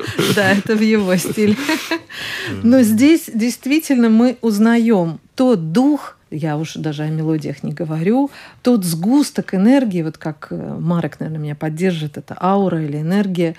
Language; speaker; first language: Russian; native; Russian